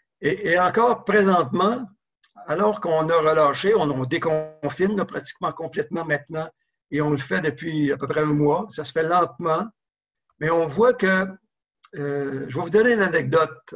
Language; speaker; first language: French; native; French